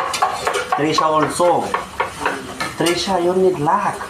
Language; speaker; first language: English; non-native, learner; Arabic